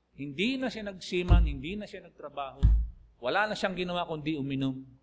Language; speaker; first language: Filipino; non-native, local second language; Bikol